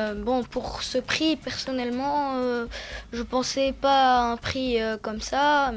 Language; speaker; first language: French; non-native, local second language; Arabic